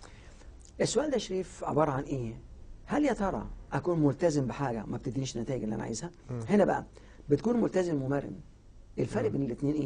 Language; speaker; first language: Arabic; native; Arabic